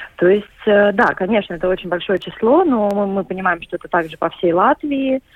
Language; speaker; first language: Russian; native; Russian